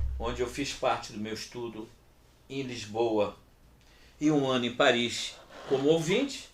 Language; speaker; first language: Portuguese; early bilingual, other home language; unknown